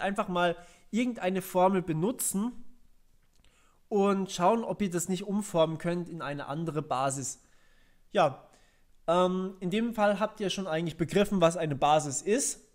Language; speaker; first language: German; native; German